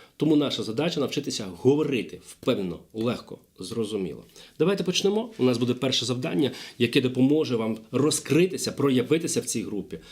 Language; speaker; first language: Ukrainian; non-native, local second language; Russian